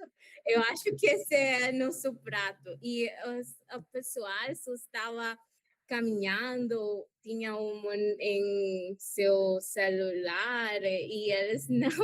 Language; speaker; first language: Portuguese; non-native, learner; Spanish